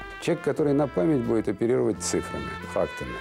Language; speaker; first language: Russian; native; Russian